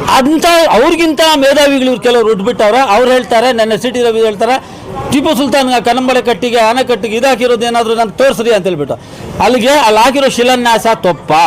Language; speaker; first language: Kannada; non-native, local second language; Urdu